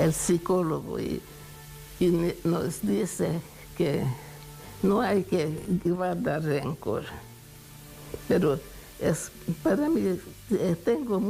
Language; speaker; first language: Spanish; non-native, fluent; Hungarian